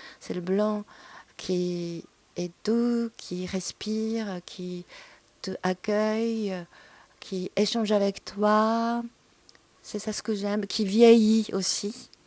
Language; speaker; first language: French; non-native, fluent; Japanese